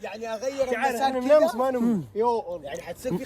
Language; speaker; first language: Arabic; native; Arabic